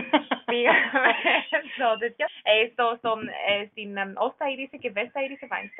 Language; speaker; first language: Greek; non-native, fluent; German